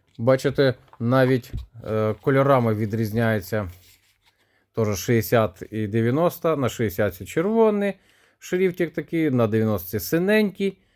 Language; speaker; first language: Ukrainian; non-native, local second language; Russian